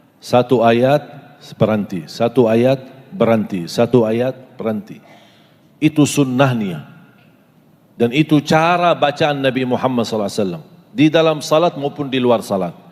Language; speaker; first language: Malay; non-native, fluent; Arabic